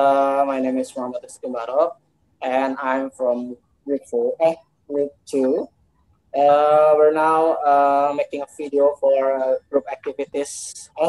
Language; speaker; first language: English; non-native, learner; Indonesian